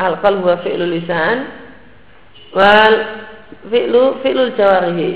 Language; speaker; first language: Arabic; non-native, fluent; Indonesian